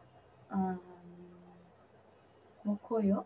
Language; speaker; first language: Korean; non-native, learner; Spanish